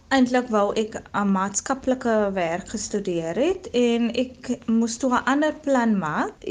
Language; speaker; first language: Afrikaans; native; Afrikaans